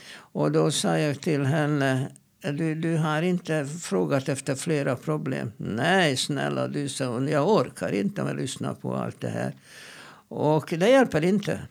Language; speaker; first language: Swedish; non-native, fluent; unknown